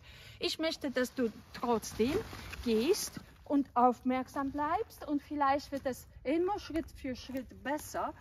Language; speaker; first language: German; non-native, fluent; Polish